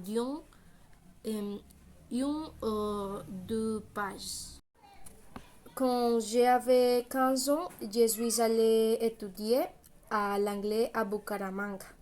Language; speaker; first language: French; non-native, learner; Spanish